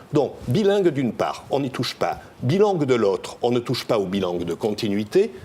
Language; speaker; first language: French; native; French